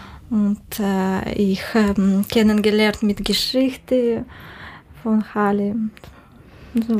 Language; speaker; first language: German; non-native, learner; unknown